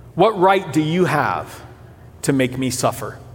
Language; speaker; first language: English; early bilingual, other home language; Portuguese